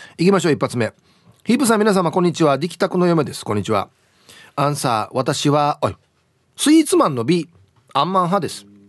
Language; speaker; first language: Japanese; native; Japanese